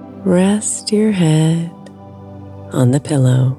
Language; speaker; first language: English; native; English